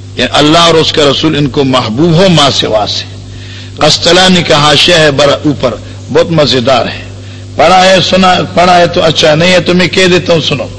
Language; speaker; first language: Urdu; non-native, local second language; Northern Hindko